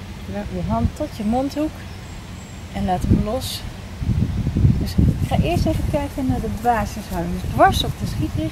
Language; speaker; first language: Dutch; native; Dutch